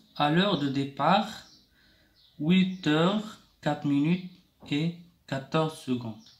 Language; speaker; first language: French; non-native, local second language; Arabic